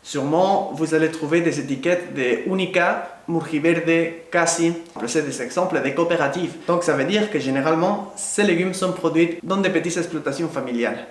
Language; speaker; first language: French; non-native, fluent; Spanish